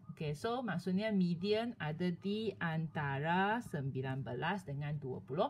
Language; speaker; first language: Malay; non-native, local second language; Chinese